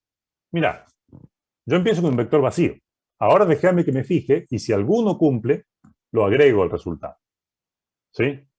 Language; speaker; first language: Spanish; native; Spanish